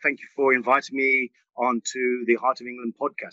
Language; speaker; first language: English; early bilingual, other home language; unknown